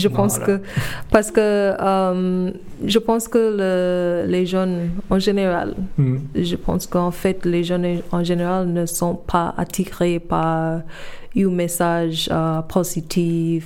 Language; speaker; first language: French; non-native, fluent; English